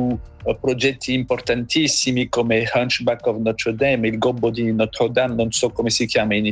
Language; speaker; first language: Italian; non-native, fluent; French